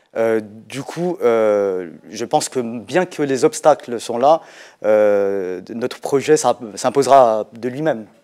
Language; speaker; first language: French; non-native, local second language; Arabic